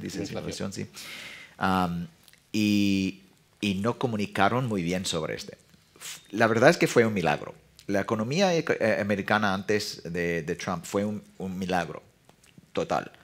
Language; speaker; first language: Spanish; non-native, fluent; English